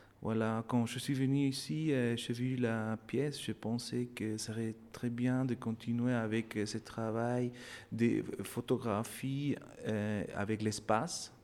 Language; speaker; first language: French; non-native, learner; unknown